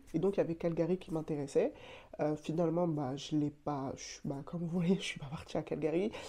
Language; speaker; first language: French; native; French